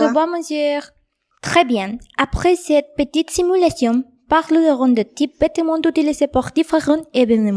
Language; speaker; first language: French; non-native, learner; Spanish